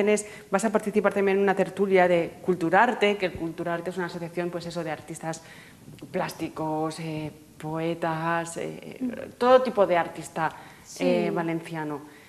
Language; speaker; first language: Spanish; non-native, local second language; Catalan